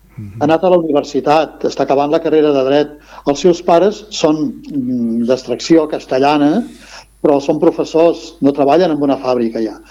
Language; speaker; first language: Catalan; non-native, local second language; Spanish